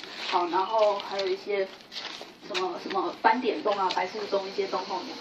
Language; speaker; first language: Chinese; native; Chinese